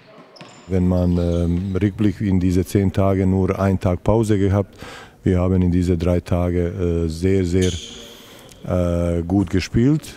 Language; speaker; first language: German; non-native, fluent; Serbian